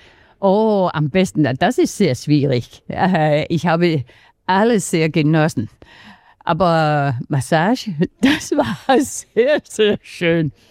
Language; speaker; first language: German; non-native, fluent; Danish